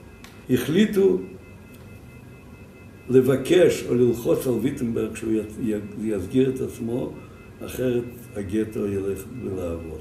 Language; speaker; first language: Hebrew; non-native, fluent; Yiddish